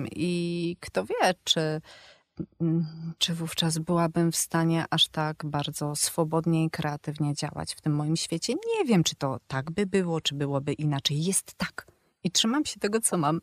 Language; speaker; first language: Polish; native; Polish